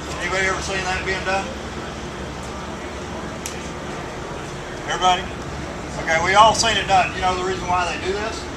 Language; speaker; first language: English; native; English